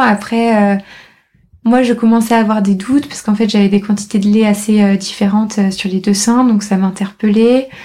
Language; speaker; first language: French; native; French